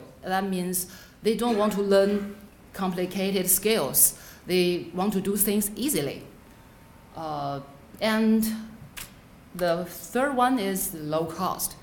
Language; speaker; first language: English; non-native, fluent; Chinese